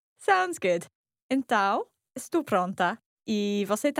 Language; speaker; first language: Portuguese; non-native, learner; English